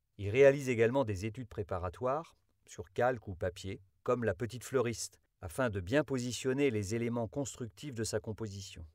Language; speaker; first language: French; native; French